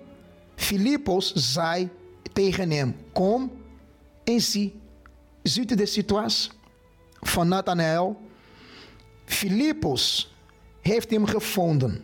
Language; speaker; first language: Dutch; non-native, fluent; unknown